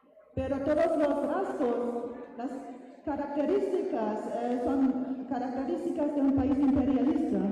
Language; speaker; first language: Spanish; non-native, fluent; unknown